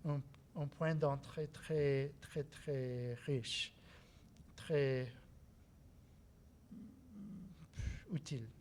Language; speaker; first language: French; non-native, learner; English